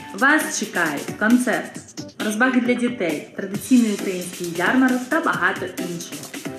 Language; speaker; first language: Ukrainian; native; Ukrainian